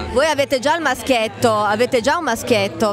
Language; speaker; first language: Italian; native; Italian